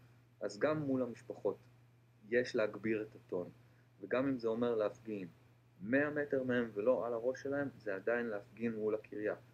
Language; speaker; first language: Hebrew; native; Hebrew